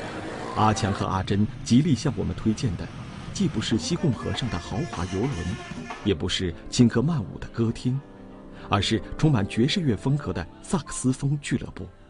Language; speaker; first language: Chinese; native; Chinese